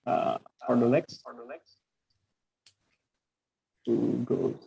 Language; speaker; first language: English; non-native, fluent; Indonesian